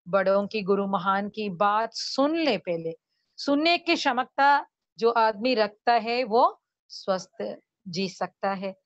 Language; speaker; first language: Hindi; non-native, local second language; Tamil